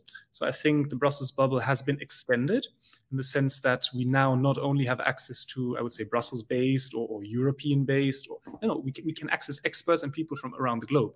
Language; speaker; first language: English; non-native, fluent; German